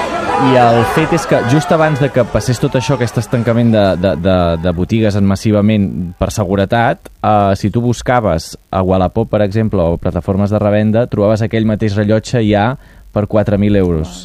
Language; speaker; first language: Catalan; native; Catalan